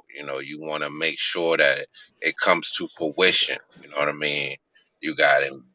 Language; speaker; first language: English; native; English